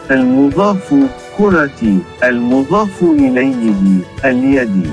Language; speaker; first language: Arabic; non-native, learner; Indonesian